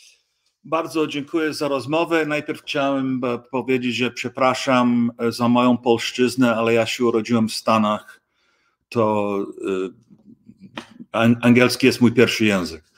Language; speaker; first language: Polish; early bilingual, heritage; English